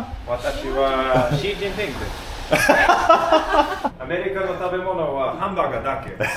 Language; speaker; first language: Japanese; non-native, learner; English